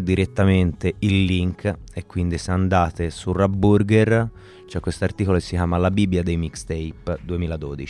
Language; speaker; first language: Italian; native; Italian